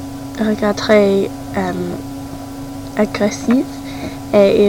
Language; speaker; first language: French; non-native, learner; English